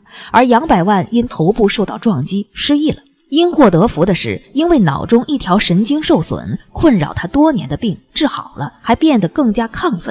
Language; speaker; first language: Chinese; native; Chinese